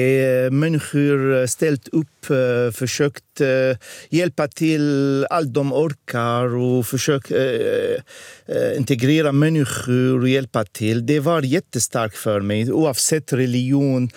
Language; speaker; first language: Swedish; non-native, fluent; Arabic